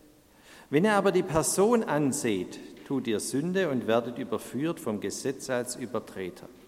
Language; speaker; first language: German; native; German